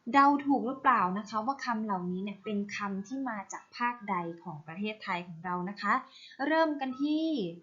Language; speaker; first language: Thai; native; Thai